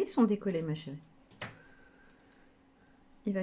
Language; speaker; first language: French; native; French